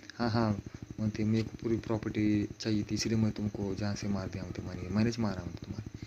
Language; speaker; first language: Hindi; non-native, local second language; Marathi